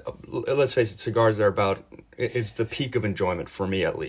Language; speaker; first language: English; early bilingual, other home language; Swedish